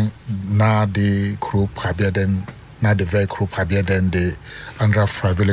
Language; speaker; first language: Dutch; non-native, learner; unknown